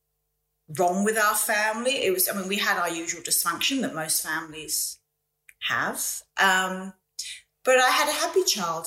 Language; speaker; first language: English; native; English